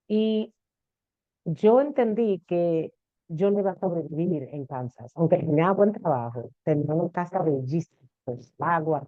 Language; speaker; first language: Spanish; early bilingual, heritage; Spanish